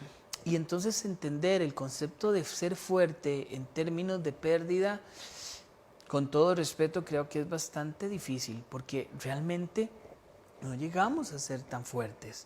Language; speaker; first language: Spanish; native; Spanish